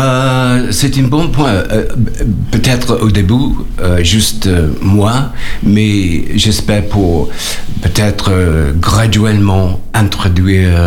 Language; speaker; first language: French; non-native, learner; English